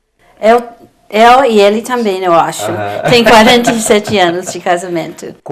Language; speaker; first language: Portuguese; non-native, fluent; English